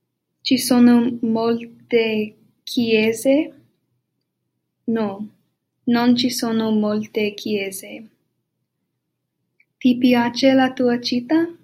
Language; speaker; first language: Italian; non-native, learner; English